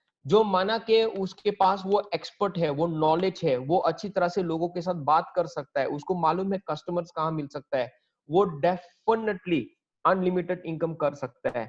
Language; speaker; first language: Hindi; native; Hindi